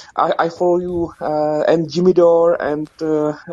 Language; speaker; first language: English; non-native, fluent; Czech